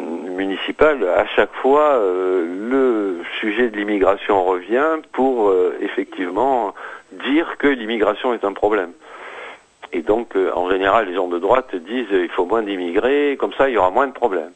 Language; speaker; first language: French; native; French